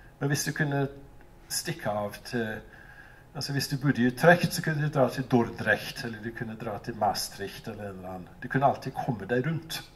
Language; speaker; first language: Norwegian; non-native, fluent; English